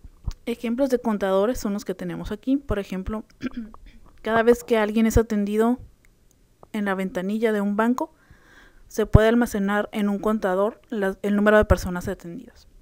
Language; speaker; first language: Spanish; native; Spanish